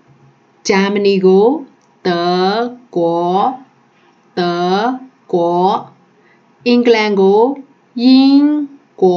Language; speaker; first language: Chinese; non-native, fluent; Burmese